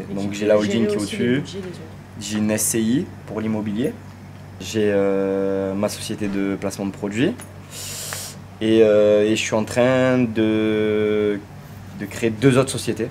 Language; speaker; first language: French; native; French